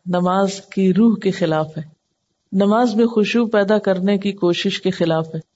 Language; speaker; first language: Urdu; native; Urdu